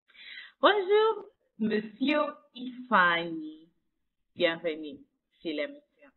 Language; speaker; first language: French; non-native, fluent; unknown